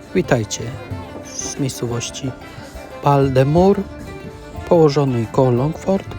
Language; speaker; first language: Polish; native; Polish